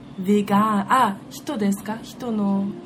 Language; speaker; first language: Japanese; non-native, learner; German